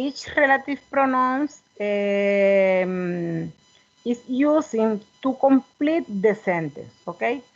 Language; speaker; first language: English; non-native, learner; Spanish